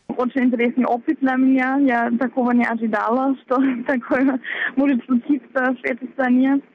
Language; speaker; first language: Russian; non-native, fluent; German